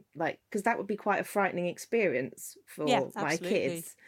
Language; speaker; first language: English; native; English